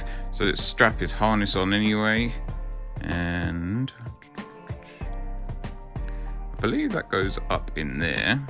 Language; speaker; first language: English; native; English